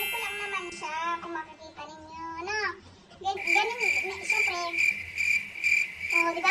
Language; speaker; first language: Filipino; non-native, local second language; Iloko